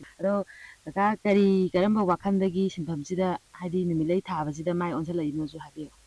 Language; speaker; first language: Manipuri; native; Manipuri